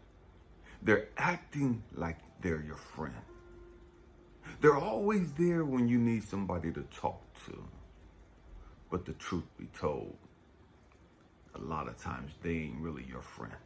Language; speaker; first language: English; native; English